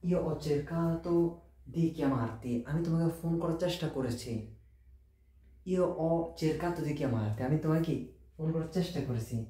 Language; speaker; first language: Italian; non-native, fluent; Bangla